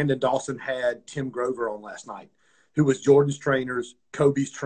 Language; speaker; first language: English; native; English